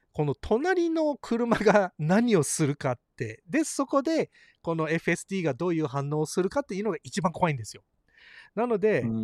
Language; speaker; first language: Japanese; early bilingual, heritage; Japanese